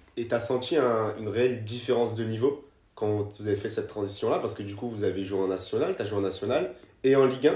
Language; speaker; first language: French; native; French